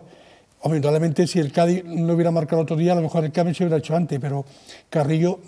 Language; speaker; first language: Spanish; native; Spanish